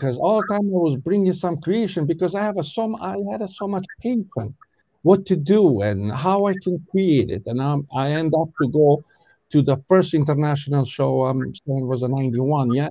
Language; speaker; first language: English; non-native, learner; Albanian